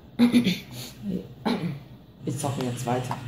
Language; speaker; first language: German; non-native, learner; Vietnamese